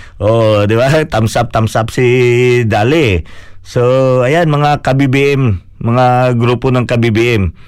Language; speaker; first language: Filipino; non-native, local second language; Cebuano